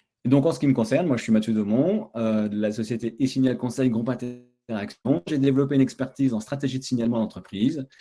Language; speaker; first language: French; native; French